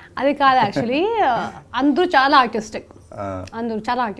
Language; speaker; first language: Telugu; non-native, fluent; Hindi